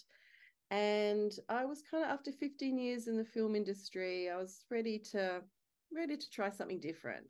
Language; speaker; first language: English; native; English